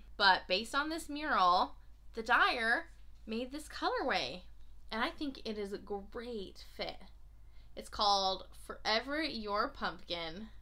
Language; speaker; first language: English; native; English